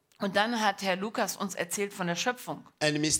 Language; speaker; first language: German; non-native, learner; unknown